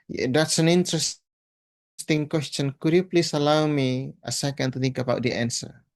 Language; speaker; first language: English; non-native, fluent; Indonesian